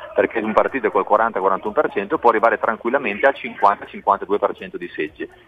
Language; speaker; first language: Italian; native; Italian